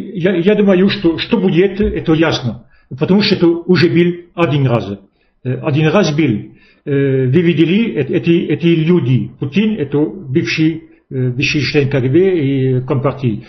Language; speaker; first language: Russian; non-native, fluent; French